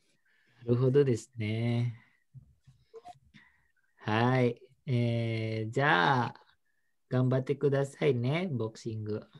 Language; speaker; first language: Japanese; non-native, fluent; Indonesian